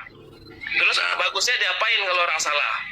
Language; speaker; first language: Indonesian; native; Indonesian